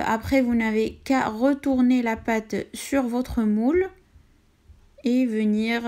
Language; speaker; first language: French; non-native, local second language; Arabic